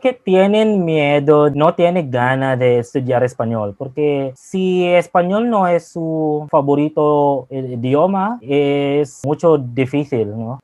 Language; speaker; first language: Spanish; non-native, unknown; Filipino